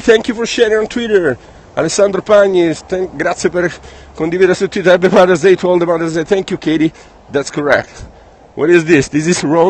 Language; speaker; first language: English; non-native, fluent; Italian